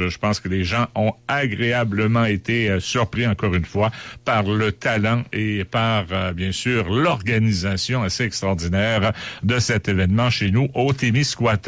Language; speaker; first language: French; native; French